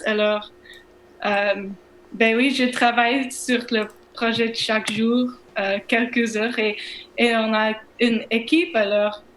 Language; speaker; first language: French; non-native, learner; English